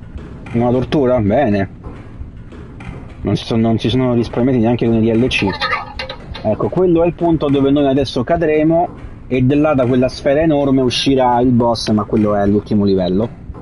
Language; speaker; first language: Italian; native; Italian